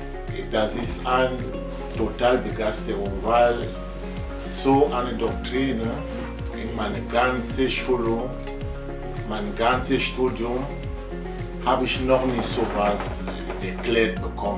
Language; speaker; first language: German; non-native, fluent; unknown